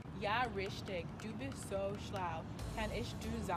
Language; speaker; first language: German; non-native, learner; English